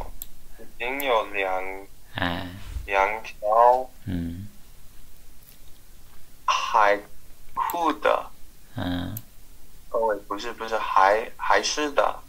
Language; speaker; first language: Chinese; non-native, learner; English